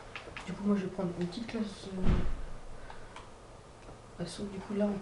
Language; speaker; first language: French; native; French